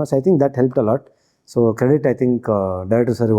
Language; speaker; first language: Kannada; native; Kannada